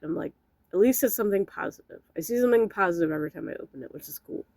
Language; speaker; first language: English; native; English